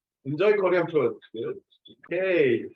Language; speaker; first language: English; non-native, fluent; Korean